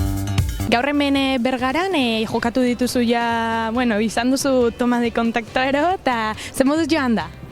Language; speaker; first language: Basque; native; Basque